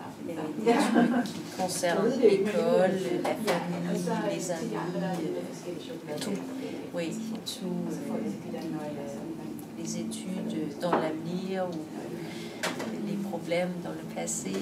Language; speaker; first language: French; non-native, fluent; Danish